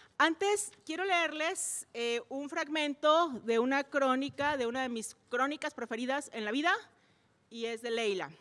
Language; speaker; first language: Spanish; native; Spanish